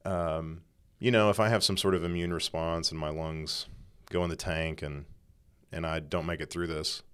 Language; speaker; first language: English; native; English